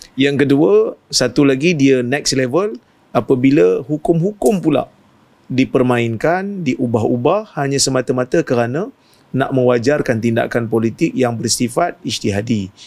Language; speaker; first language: Malay; native; Malay